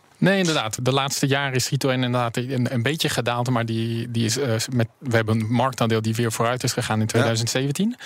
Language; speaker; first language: Dutch; early bilingual, heritage; Dutch